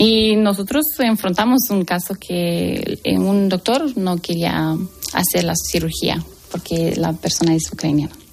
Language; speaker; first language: Spanish; non-native, learner; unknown